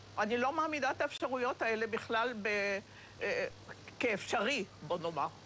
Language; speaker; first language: Hebrew; native; Hebrew